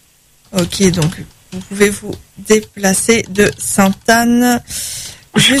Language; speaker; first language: French; native; French